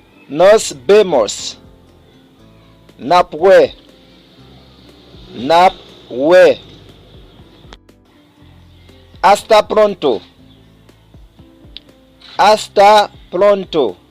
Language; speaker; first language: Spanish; non-native, fluent; Haitian Creole